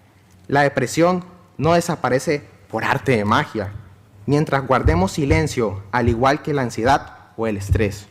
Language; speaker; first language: Spanish; native; Spanish